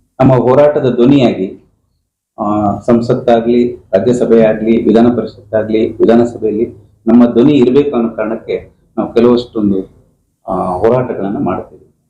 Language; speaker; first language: Kannada; native; Kannada